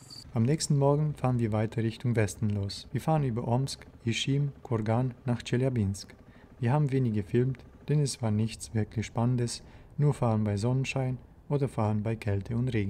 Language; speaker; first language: German; native; German